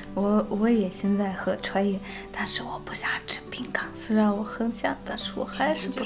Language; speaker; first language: Chinese; non-native, fluent; Russian